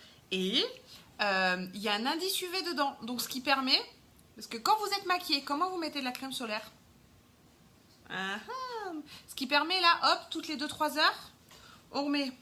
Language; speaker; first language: French; native; French